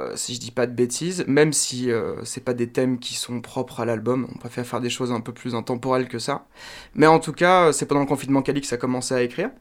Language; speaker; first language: French; native; French